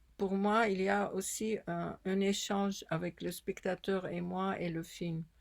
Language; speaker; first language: French; non-native, fluent; Arabic